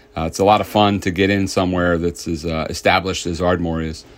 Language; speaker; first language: English; native; English